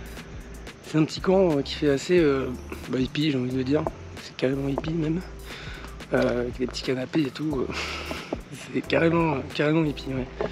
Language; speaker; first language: French; native; French